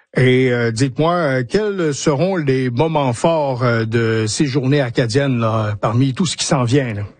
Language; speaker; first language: French; native; French